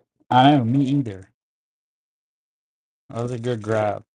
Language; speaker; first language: English; native; English